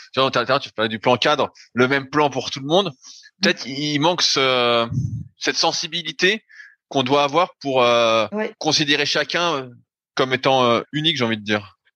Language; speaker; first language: French; native; French